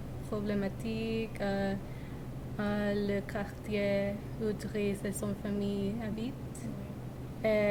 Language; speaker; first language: French; non-native, learner; English